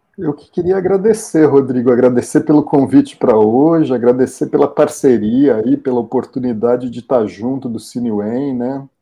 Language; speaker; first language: Portuguese; native; Portuguese